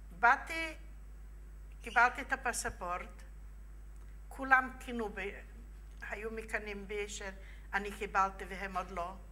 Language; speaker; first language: Hebrew; non-native, fluent; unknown